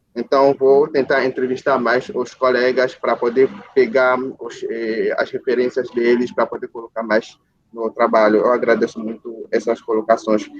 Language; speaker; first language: Portuguese; non-native, fluent; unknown